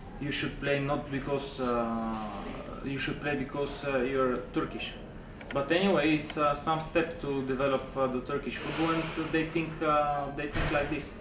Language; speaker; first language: English; non-native, fluent; Bulgarian